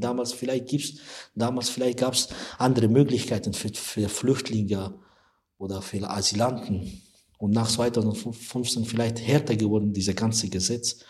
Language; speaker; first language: German; non-native, learner; Persian